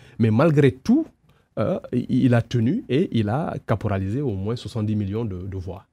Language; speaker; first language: French; non-native, local second language; Wolof